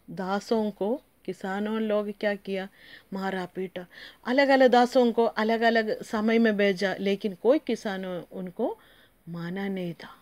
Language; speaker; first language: Hindi; non-native, local second language; Malayalam